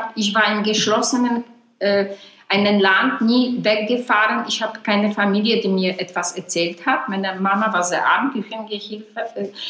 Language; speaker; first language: German; non-native, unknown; Polish